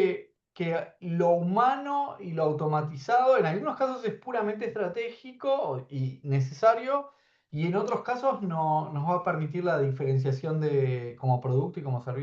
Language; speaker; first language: Spanish; native; Spanish